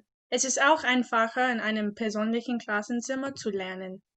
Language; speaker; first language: German; non-native, learner; English